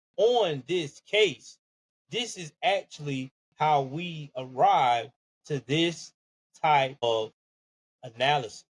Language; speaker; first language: English; native; English